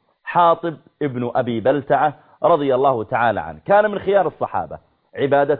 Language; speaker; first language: Arabic; native; Arabic